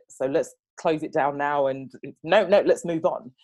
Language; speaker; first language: English; native; English